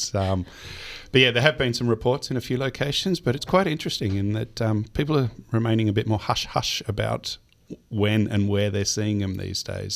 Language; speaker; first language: English; native; English